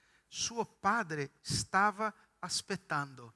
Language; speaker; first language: Italian; non-native, fluent; Portuguese